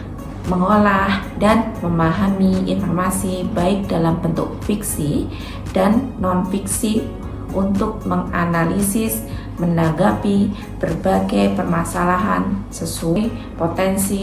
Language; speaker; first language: Indonesian; native; Indonesian